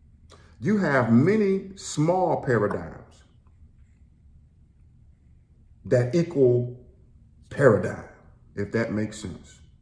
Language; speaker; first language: English; native; English